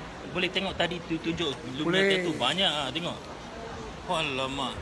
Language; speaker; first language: Malay; native; Malay